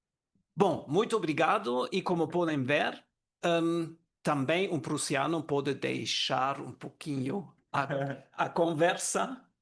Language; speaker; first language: Portuguese; non-native, learner; German